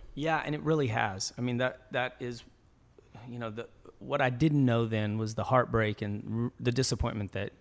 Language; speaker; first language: English; native; English